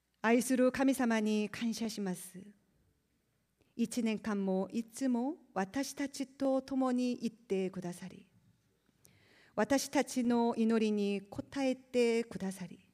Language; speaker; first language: Japanese; non-native, learner; Korean